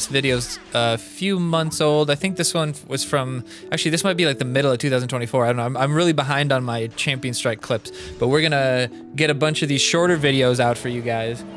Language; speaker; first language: English; native; English